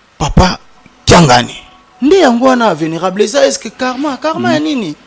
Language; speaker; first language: Lingala; non-native, local second language; Kongo